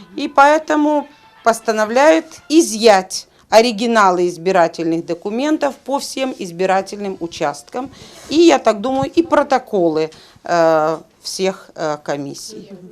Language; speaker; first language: Russian; native; Russian